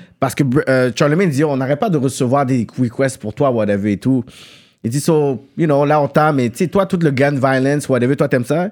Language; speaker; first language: French; native; French